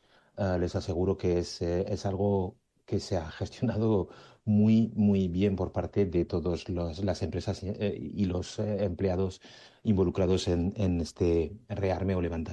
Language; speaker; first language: Spanish; native; Spanish